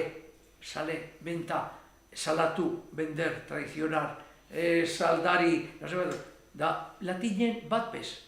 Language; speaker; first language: Basque; native; Basque